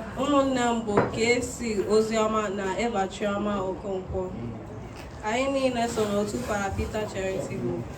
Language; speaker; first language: Igbo; early bilingual, heritage; Igbo